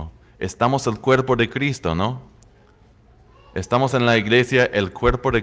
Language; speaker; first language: Spanish; non-native, fluent; English